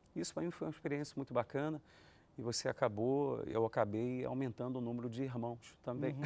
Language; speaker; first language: Portuguese; native; Portuguese